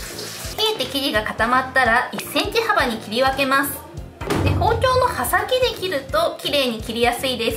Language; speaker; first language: Japanese; native; Japanese